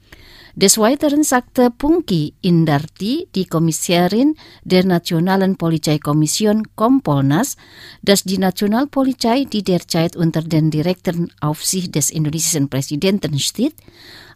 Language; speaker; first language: German; non-native, fluent; Indonesian